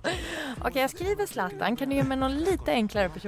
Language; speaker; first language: Swedish; non-native, fluent; Persian